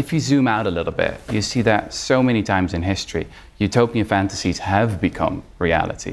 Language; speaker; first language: English; non-native, fluent; Dutch